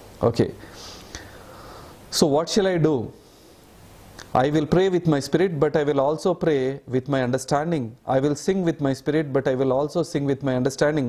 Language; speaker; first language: English; non-native, local second language; Telugu